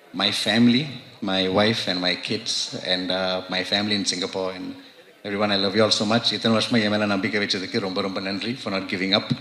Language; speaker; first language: Tamil; early bilingual, heritage; Tamil